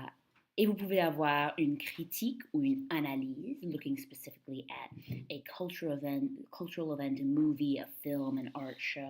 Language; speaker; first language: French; non-native, fluent; English